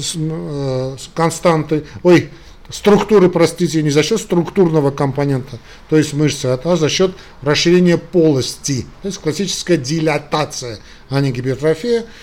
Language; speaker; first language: Russian; non-native, local second language; Armenian